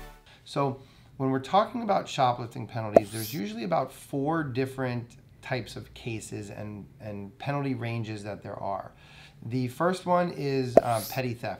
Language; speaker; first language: English; native; English